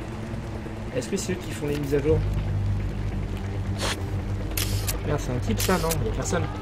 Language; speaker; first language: French; native; French